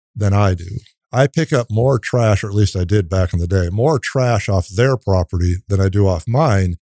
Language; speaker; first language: English; native; English